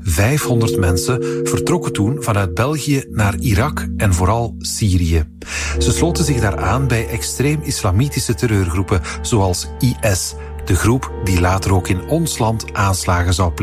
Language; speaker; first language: Dutch; native; Dutch